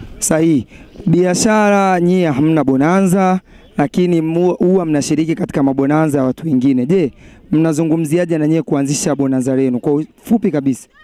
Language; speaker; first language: Swahili; native; Swahili